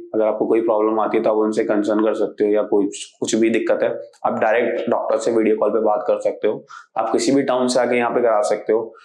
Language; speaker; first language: Hindi; native; Hindi